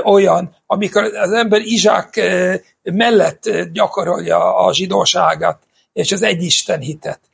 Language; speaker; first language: Hungarian; non-native, fluent; English